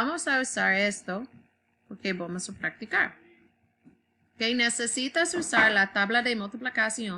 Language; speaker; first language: Spanish; non-native, learner; English